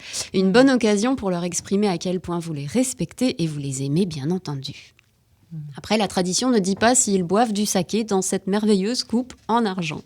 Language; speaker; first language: French; native; French